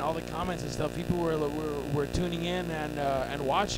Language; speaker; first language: English; early bilingual, other home language; Spanish